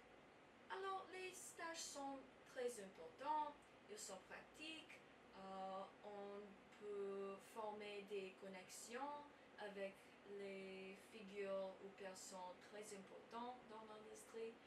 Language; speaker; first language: French; non-native, learner; English